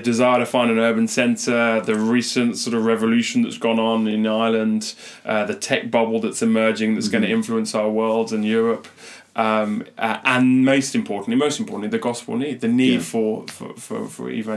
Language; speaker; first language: English; native; English